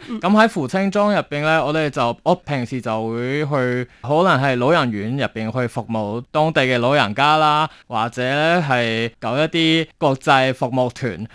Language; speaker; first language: Cantonese; non-native, fluent; Chinese